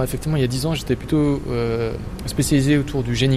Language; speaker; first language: French; native; French